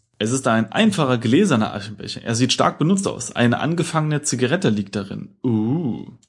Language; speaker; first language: German; native; German